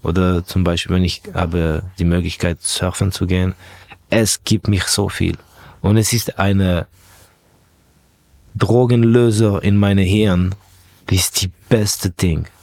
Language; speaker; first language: German; non-native, fluent; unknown